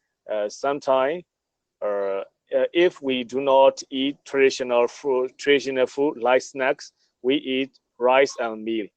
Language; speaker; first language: English; non-native, learner; Burmese